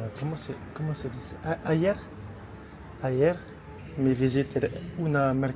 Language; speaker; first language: Spanish; non-native, learner; French